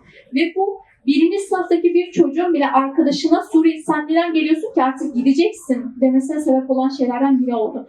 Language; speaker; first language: Turkish; native; Turkish